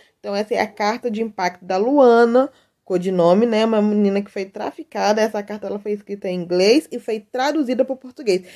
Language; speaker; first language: Portuguese; native; Portuguese